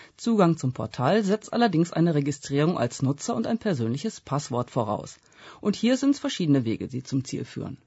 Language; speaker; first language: German; native; German